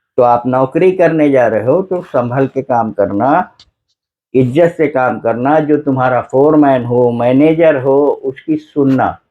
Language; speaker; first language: Hindi; native; Hindi